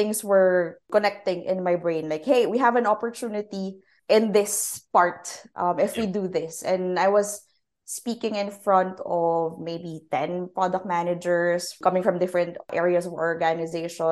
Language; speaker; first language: English; non-native, local second language; Filipino